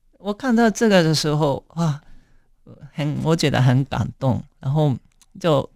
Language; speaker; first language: Chinese; non-native, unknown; Japanese